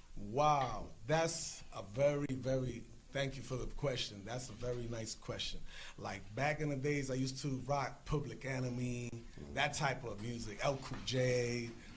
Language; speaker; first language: English; early bilingual, other home language; Spanish